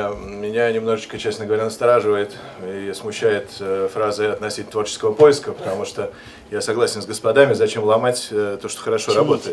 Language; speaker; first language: Russian; native; Russian